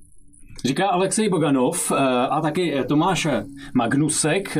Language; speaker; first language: Czech; native; Czech